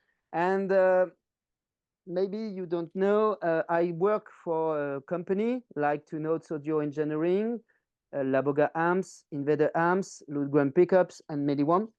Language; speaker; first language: English; non-native, learner; French